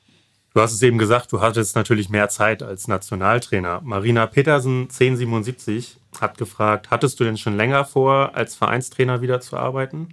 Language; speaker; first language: German; native; German